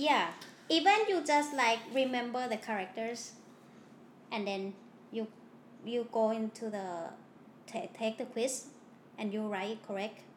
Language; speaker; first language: English; non-native, learner; Thai